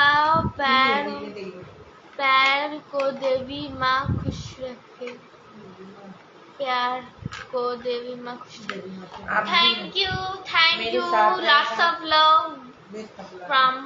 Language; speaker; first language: Hindi; non-native, local second language; Bangla